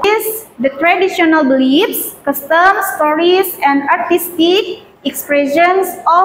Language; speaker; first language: English; non-native, learner; Indonesian